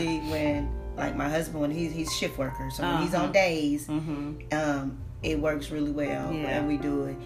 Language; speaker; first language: English; native; English